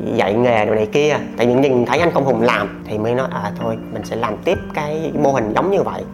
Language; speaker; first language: Vietnamese; native; Vietnamese